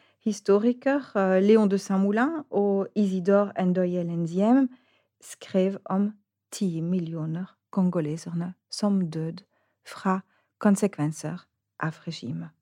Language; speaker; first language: Norwegian; non-native, fluent; French